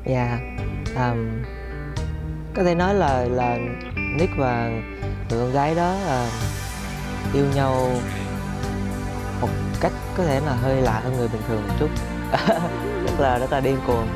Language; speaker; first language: Vietnamese; early bilingual, heritage; Vietnamese